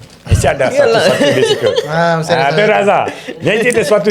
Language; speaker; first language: Malay; native; Malay